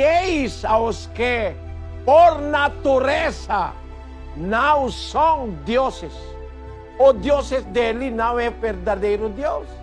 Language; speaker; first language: Portuguese; non-native, local second language; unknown